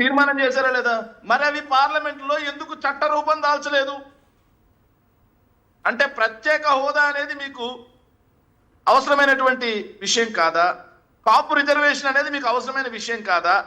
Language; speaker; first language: Telugu; native; Telugu